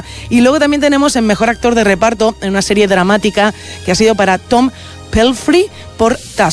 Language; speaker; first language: Spanish; native; Spanish